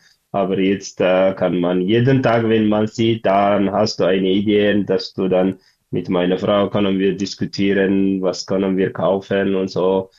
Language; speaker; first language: German; non-native, learner; Tigrinya